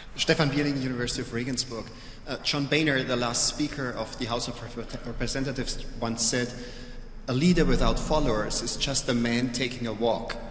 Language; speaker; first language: English; non-native, fluent; Chinese